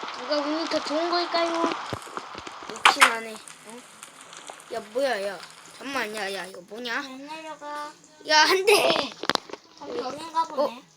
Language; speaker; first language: Korean; native; Korean